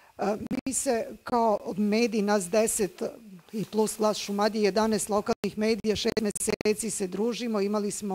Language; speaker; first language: Bosnian; native; Bosnian